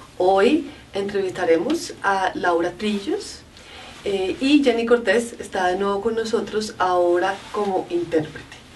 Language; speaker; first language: Spanish; native; Spanish